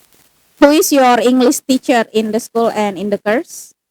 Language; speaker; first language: English; non-native, fluent; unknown